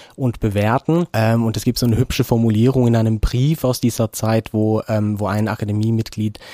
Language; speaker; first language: German; non-native, fluent; Norwegian